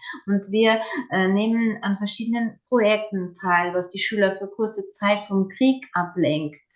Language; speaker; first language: German; non-native, fluent; Ukrainian